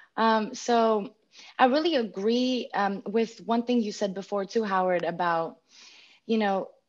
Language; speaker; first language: English; non-native, fluent; Greek